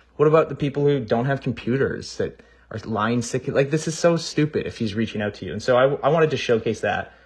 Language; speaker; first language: English; native; English